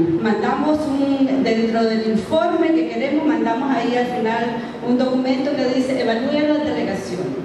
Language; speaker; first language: Spanish; native; Spanish